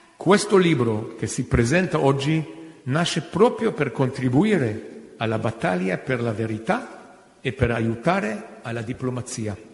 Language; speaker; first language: Italian; non-native, fluent; Hebrew